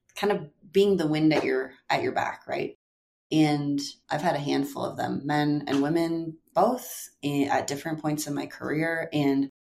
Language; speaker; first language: English; native; English